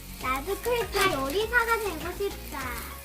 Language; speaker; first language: Korean; early bilingual, heritage; Korean